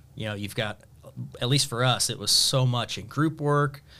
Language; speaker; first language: English; native; English